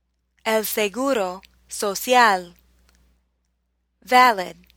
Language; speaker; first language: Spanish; non-native, fluent; English